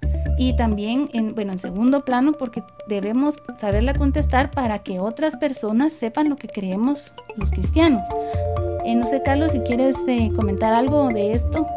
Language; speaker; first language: Spanish; native; Spanish